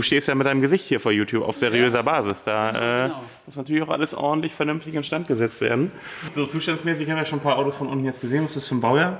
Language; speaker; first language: German; native; German